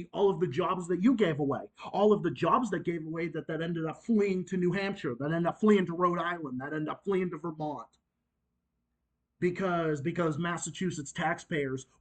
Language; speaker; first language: English; native; English